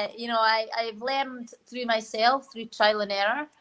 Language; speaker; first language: English; native; English